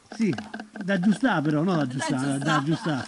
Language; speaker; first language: Italian; native; Italian